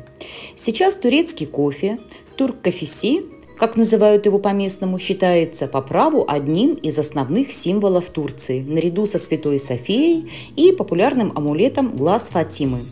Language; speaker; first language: Russian; native; Russian